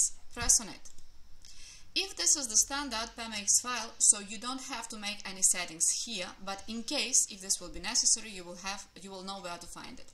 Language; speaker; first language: English; non-native, fluent; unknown